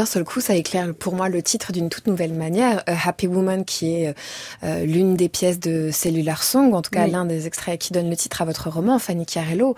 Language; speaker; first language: French; native; French